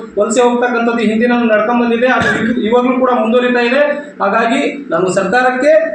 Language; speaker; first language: Kannada; non-native, local second language; Lambadi